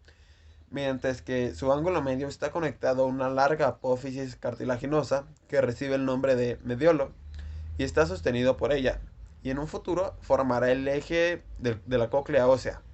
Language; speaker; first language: Spanish; native; Spanish